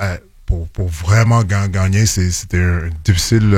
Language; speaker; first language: French; non-native, local second language; English